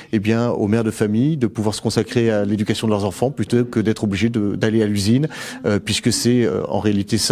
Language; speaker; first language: French; native; French